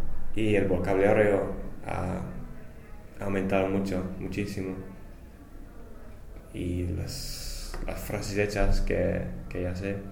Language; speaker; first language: Spanish; non-native, fluent; English